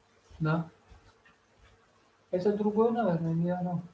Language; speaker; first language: Russian; non-native, fluent; Tajik